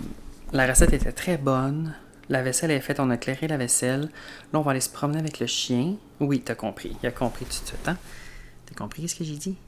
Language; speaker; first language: French; native; French